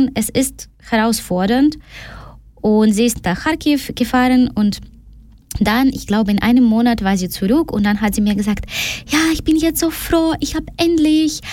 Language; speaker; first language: German; non-native, fluent; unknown